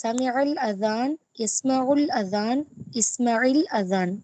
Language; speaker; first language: Arabic; non-native, learner; Tamil